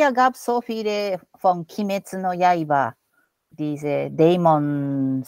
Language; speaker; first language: German; non-native, fluent; Japanese